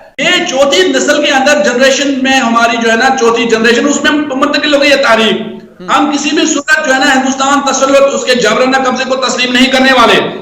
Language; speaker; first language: Urdu; non-native, local second language; Kashmiri